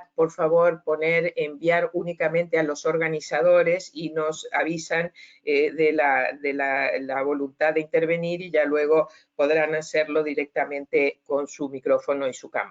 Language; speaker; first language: Spanish; native; Spanish